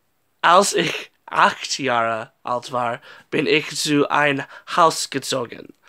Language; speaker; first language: German; non-native, learner; English